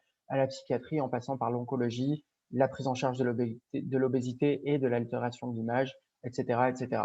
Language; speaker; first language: French; native; French